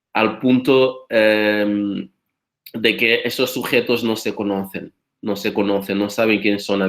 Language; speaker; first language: Spanish; non-native, fluent; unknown